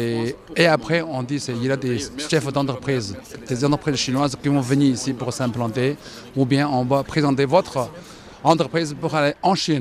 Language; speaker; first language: French; non-native, fluent; Chinese